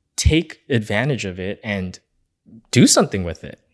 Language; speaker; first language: English; native; English